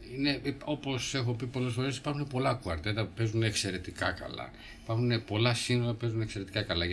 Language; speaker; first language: Greek; native; Greek